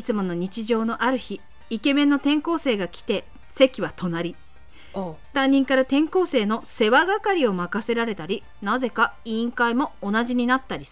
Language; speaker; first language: Japanese; native; Japanese